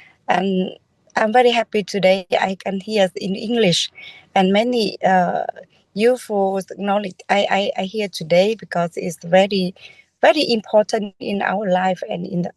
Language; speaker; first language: English; non-native, learner; Vietnamese